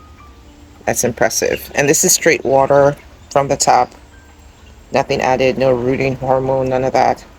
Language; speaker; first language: English; native; English